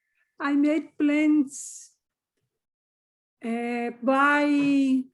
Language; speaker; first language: English; non-native, learner; Portuguese